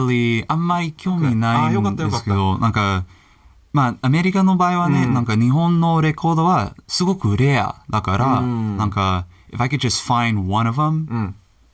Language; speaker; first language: Japanese; non-native, learner; English